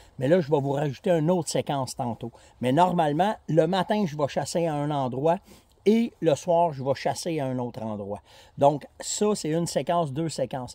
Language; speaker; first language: French; native; French